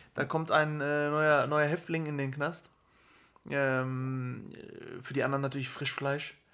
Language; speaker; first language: German; early bilingual, other home language; Turkish